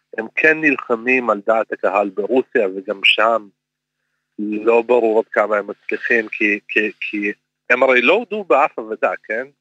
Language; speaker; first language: Hebrew; early bilingual, other home language; Russian